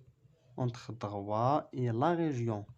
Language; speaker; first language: French; non-native, local second language; Arabic